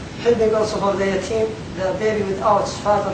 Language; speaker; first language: English; non-native, learner; Arabic